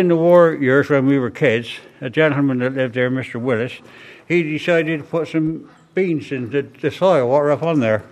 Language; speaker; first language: English; native; English